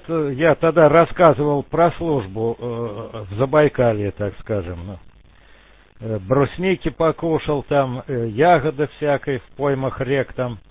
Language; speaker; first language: Russian; native; Russian